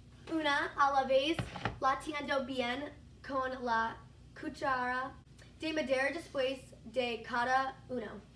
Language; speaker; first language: Spanish; non-native, learner; English